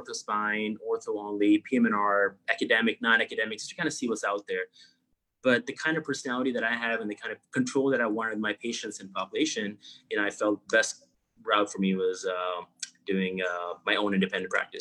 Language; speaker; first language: English; non-native, local second language; Urdu